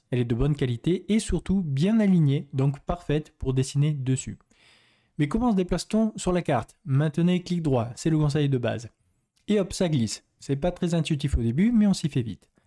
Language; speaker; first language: French; native; French